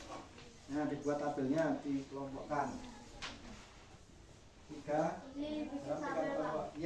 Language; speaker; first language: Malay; non-native, local second language; Javanese